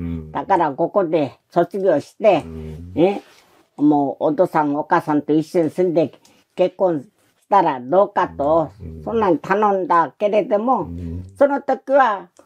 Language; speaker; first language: Japanese; non-native, learner; Korean